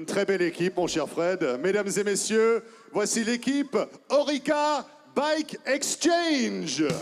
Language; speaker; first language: French; native; French